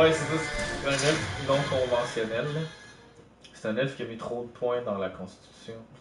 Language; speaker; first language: French; native; French